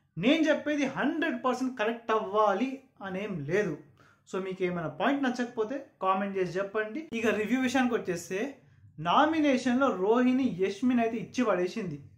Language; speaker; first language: Telugu; non-native, local second language; Urdu